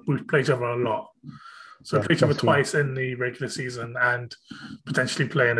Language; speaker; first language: English; native; English